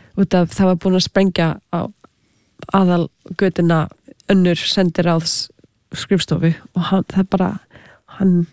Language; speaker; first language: Icelandic; non-native, fluent; English